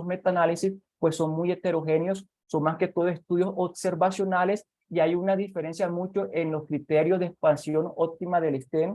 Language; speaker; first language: Spanish; native; Spanish